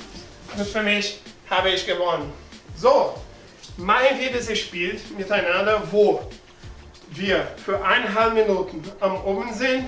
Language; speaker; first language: German; non-native, learner; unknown